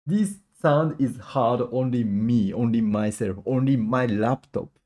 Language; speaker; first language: English; non-native, learner; Japanese